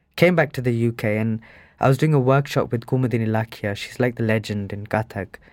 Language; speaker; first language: English; native; English